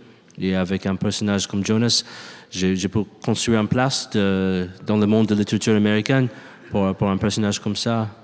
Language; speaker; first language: French; non-native, learner; English